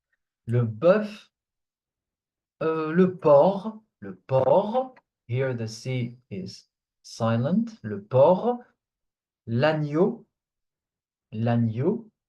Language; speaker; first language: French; non-native, fluent; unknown